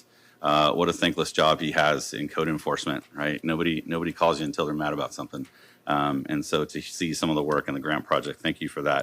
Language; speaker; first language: English; native; English